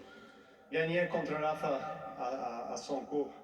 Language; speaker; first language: French; non-native, fluent; Serbian